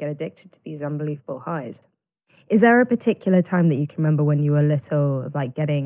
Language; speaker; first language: English; native; English